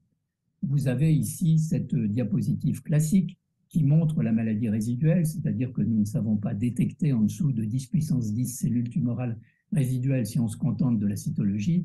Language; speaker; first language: French; native; French